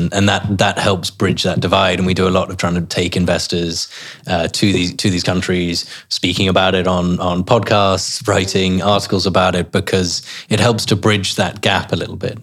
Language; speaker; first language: English; native; English